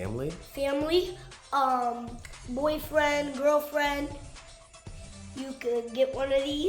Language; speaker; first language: English; native; English